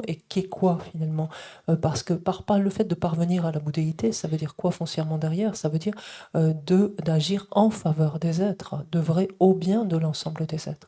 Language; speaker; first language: French; native; French